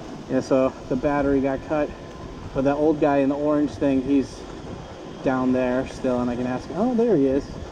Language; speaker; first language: English; native; English